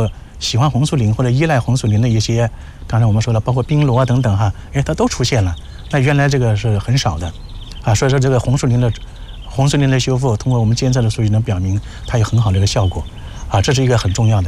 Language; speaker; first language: Chinese; native; Chinese